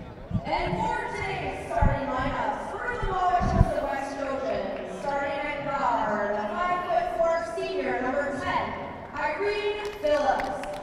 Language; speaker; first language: English; native; English